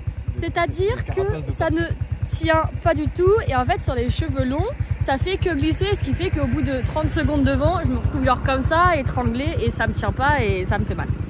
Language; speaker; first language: French; native; French